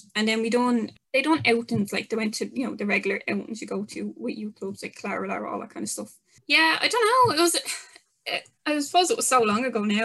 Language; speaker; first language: English; native; English